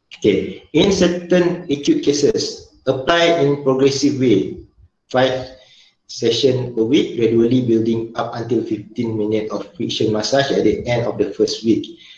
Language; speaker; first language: English; non-native, local second language; Malay